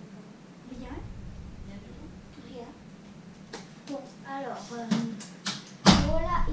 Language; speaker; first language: French; native; French